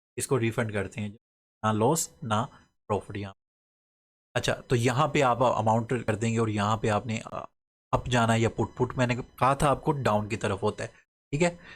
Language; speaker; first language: Urdu; non-native, local second language; Punjabi